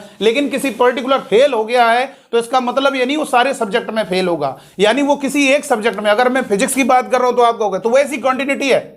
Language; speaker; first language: Hindi; native; Hindi